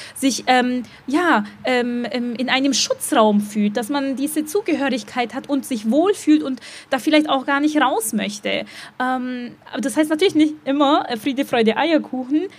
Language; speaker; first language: German; native; German